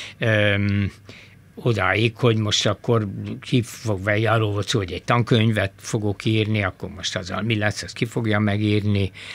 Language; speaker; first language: Hungarian; native; Hungarian